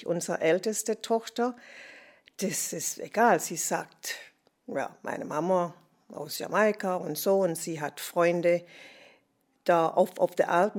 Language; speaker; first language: German; non-native, fluent; English